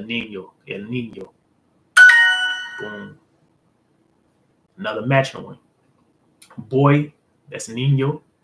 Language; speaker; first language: Spanish; non-native, learner; English